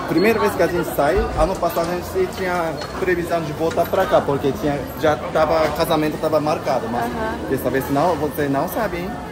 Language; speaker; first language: Portuguese; non-native, fluent; Japanese